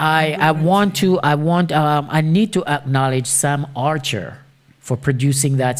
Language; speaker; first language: English; non-native, local second language; Jamaican Creole English